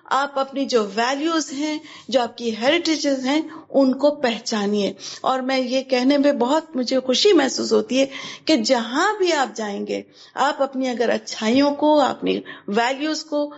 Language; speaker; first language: Urdu; native; Urdu